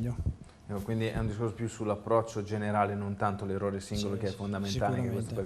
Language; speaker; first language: Italian; native; Italian